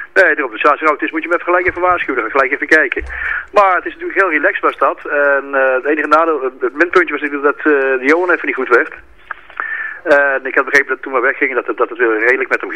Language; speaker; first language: Dutch; native; Dutch